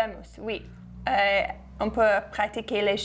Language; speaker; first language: French; non-native, fluent; English